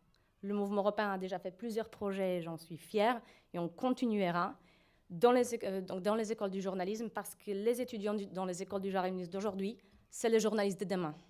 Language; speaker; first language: French; non-native, fluent; Polish